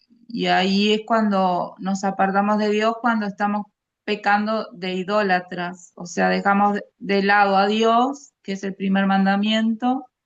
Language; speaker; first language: Spanish; native; Spanish